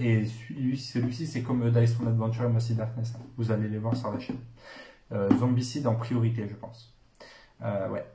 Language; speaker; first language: French; native; French